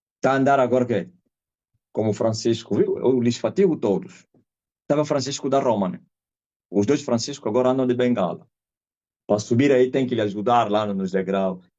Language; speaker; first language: Portuguese; non-native, local second language; Kongo